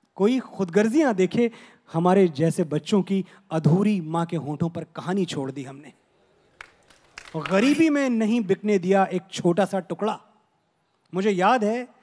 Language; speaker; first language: Hindi; native; Hindi